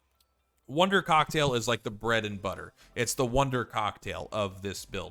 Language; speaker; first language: English; native; English